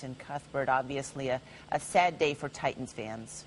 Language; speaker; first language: English; native; English